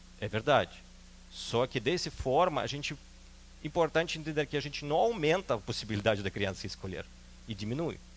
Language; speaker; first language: Portuguese; non-native, fluent; Russian